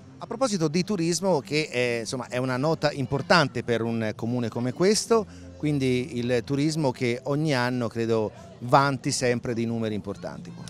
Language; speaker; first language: Italian; native; Italian